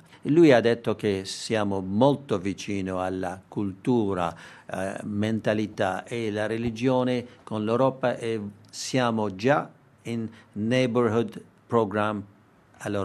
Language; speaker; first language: Italian; non-native, learner; Armenian